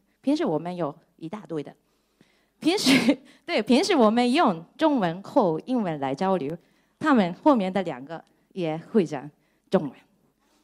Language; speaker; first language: Chinese; non-native, fluent; Japanese